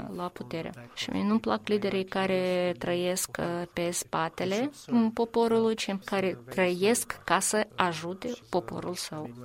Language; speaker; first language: Romanian; non-native, fluent; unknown